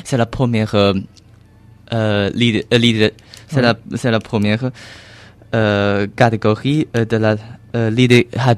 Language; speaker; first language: French; non-native, learner; Chinese